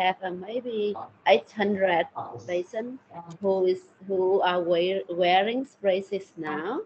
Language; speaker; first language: English; non-native, learner; Thai